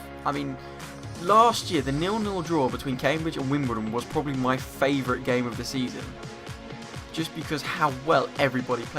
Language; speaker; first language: English; native; English